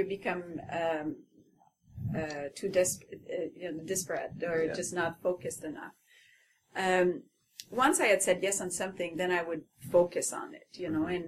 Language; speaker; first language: English; non-native, fluent; French